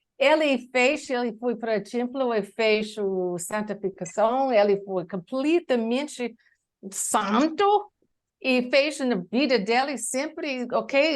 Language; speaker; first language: Portuguese; non-native, learner; English